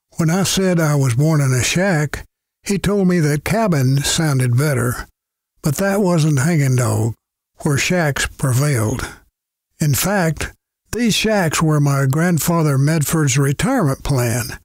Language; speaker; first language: English; native; English